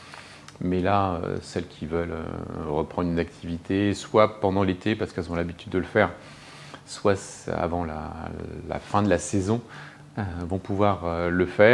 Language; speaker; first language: French; native; French